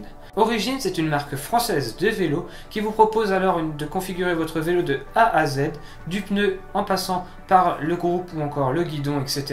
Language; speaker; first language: French; native; French